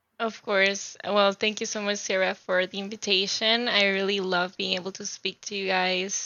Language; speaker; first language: English; non-native, fluent; Spanish